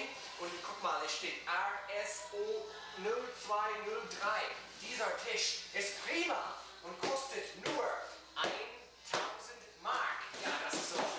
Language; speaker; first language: German; non-native, learner; English